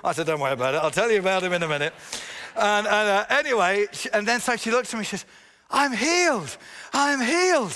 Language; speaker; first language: English; native; English